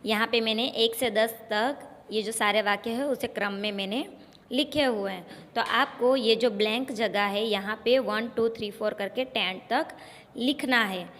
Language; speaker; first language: Hindi; non-native, local second language; Gujarati